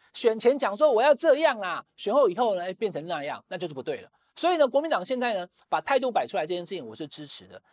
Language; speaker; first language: Chinese; native; Chinese